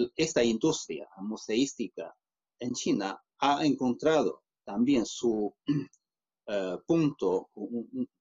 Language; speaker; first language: Spanish; non-native, fluent; Chinese